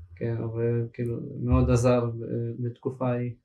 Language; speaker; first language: Hebrew; early bilingual, other home language; Ukrainian